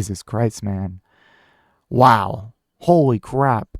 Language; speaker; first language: English; native; English